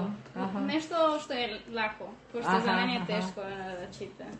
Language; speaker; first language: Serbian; early bilingual, heritage; Spanish